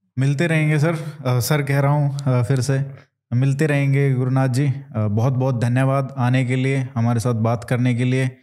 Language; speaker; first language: Hindi; native; Hindi